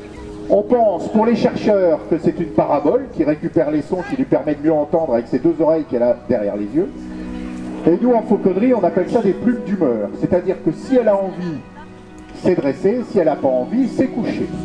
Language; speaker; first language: French; native; French